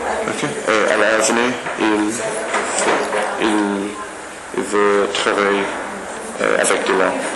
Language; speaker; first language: French; non-native, learner; English